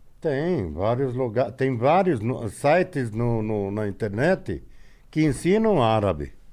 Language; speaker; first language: Portuguese; non-native, fluent; Arabic